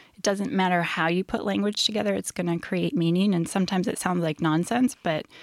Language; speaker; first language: English; native; English